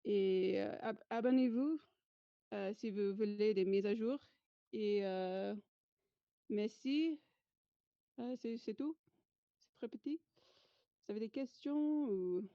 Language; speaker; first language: French; non-native, fluent; English